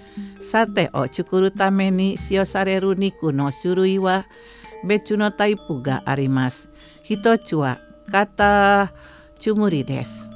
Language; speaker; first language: Japanese; non-native, fluent; Indonesian